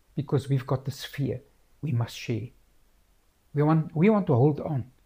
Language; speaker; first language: English; non-native, local second language; Afrikaans